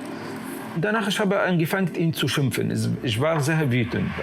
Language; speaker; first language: German; non-native, learner; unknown